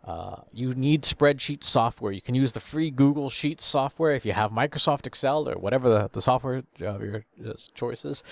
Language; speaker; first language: English; native; English